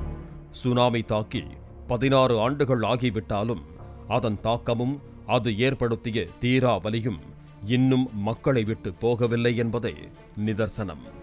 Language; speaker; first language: Tamil; native; Tamil